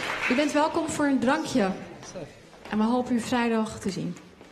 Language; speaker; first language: Dutch; early bilingual, other home language; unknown